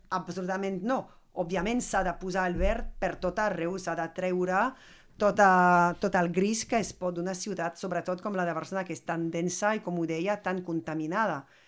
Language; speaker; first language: Catalan; non-native, fluent; French